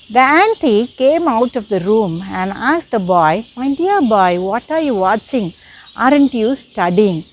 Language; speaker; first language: English; non-native, local second language; Tamil